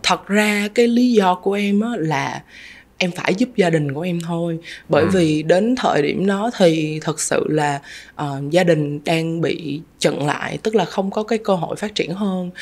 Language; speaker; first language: Vietnamese; native; Vietnamese